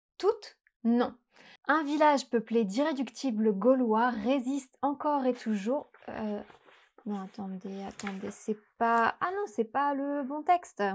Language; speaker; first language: French; native; French